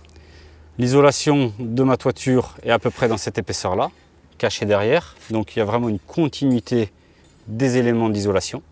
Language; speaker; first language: French; native; French